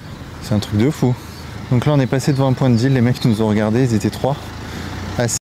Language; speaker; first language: French; native; French